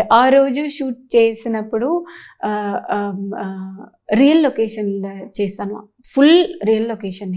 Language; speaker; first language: Telugu; non-native, learner; Tamil